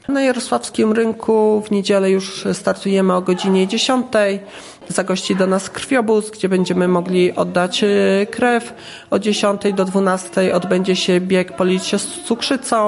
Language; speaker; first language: Polish; native; Polish